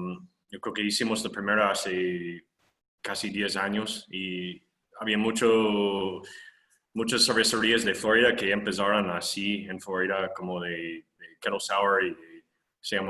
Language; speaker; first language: Spanish; non-native, fluent; English